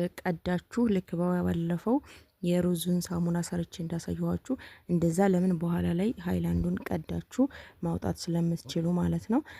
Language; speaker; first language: Amharic; native; Amharic